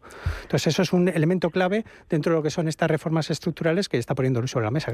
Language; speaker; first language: Spanish; native; Spanish